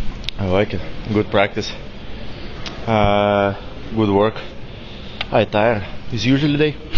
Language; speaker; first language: English; non-native, learner; Russian